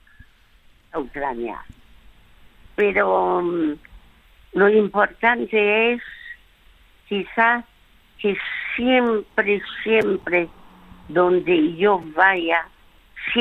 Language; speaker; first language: Spanish; early bilingual, other home language; French